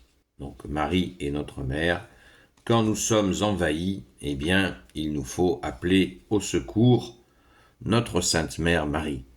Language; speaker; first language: French; native; French